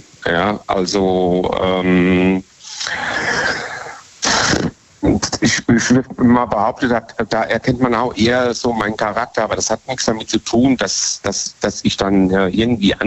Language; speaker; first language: German; native; German